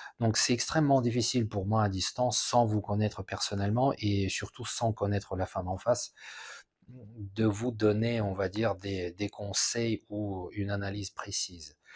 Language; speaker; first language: French; non-native, fluent; Russian